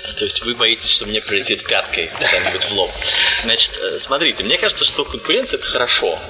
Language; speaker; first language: Russian; native; Russian